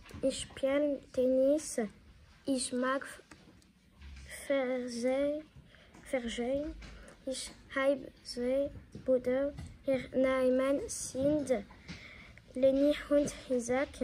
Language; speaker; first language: German; non-native, learner; French